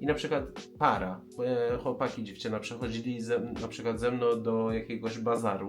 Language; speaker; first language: Polish; non-native, fluent; Persian